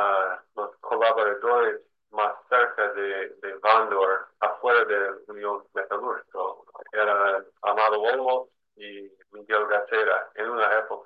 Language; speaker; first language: Spanish; non-native, fluent; English